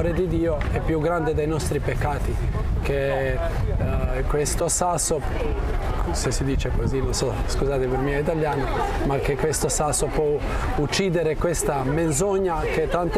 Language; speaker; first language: Italian; non-native, fluent; Croatian